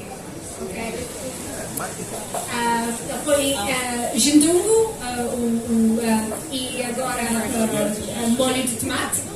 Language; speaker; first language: Portuguese; non-native, fluent; English